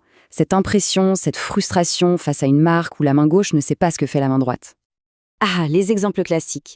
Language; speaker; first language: French; native; French